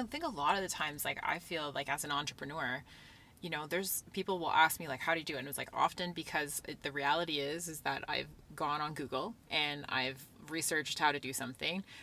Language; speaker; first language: English; native; English